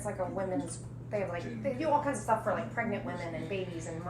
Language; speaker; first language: English; native; English